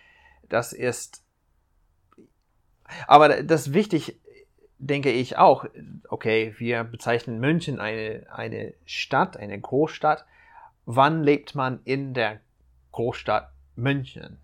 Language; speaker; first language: German; non-native, fluent; English